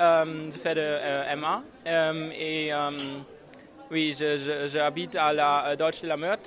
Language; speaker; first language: French; non-native, learner; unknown